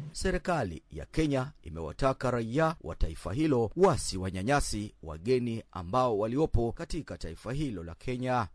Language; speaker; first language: Swahili; non-native, local second language; Rundi